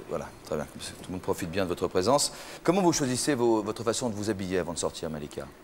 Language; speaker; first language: French; native; French